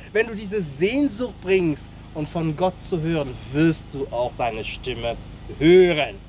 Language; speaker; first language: German; non-native, fluent; French